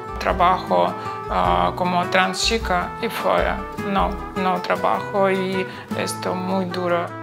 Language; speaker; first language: Spanish; non-native, learner; Ukrainian